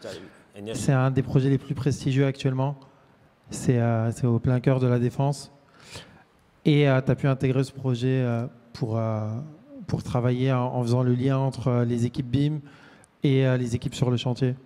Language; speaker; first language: French; native; French